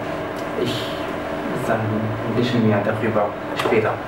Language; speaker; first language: German; non-native, fluent; French